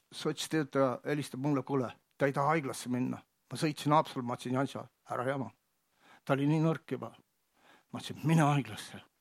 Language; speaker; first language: Estonian; native; Estonian